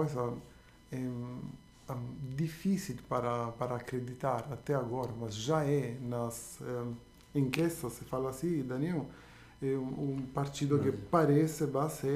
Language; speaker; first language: Portuguese; non-native, fluent; Italian